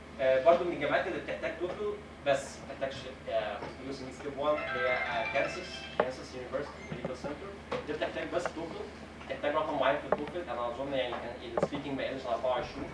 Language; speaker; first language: Arabic; native; Arabic